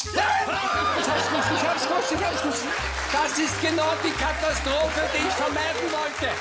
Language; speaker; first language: German; native; German